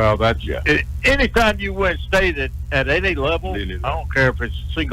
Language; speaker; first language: English; native; English